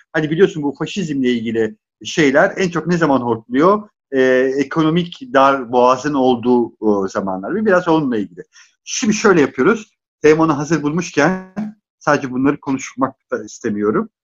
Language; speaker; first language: Turkish; non-native, local second language; Arabic